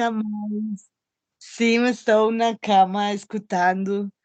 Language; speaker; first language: Portuguese; non-native, fluent; Spanish